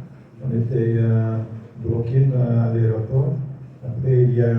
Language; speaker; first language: French; non-native, local second language; Dutch